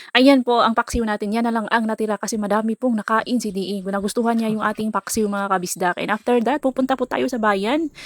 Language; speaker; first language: Filipino; non-native, local second language; Cebuano